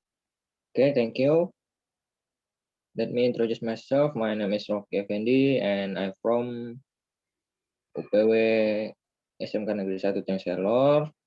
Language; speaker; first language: English; non-native, learner; Indonesian